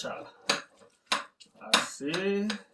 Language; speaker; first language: Spanish; non-native, learner; Korean